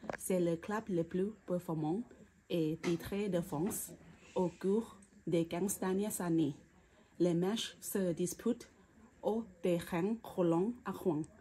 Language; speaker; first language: French; non-native, learner; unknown